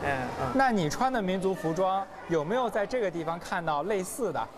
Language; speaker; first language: Chinese; native; Chinese